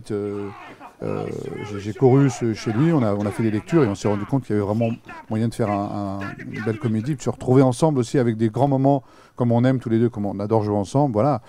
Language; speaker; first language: French; native; French